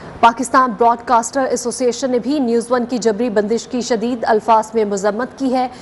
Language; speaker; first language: Urdu; native; Urdu